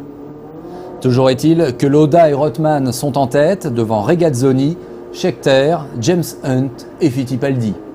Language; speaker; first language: French; native; French